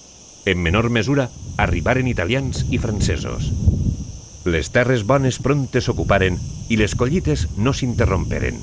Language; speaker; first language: Catalan; native; Catalan